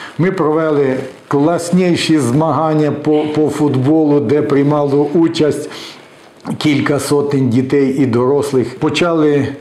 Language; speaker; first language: Ukrainian; native; Ukrainian